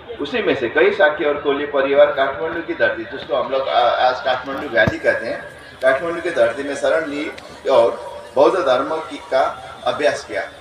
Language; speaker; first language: Hindi; non-native, fluent; Newari